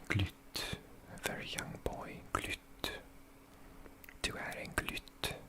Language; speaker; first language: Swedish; non-native, learner; English